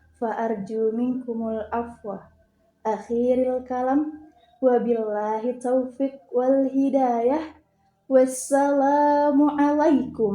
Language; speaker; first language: Arabic; non-native, learner; Indonesian